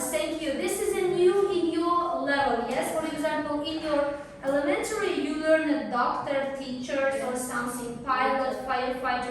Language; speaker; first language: English; non-native, fluent; Uzbek